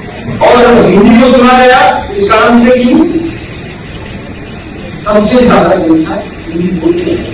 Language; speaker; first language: Hindi; non-native, learner; Bangla